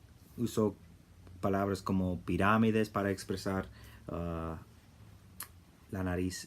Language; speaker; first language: Spanish; non-native, fluent; English